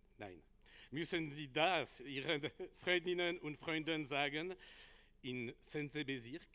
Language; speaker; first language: German; non-native, learner; French